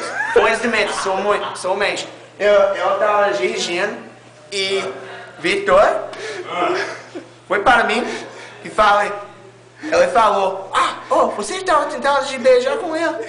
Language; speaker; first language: Portuguese; non-native, learner; English